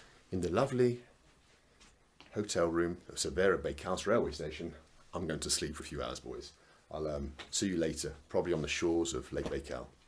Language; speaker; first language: English; native; English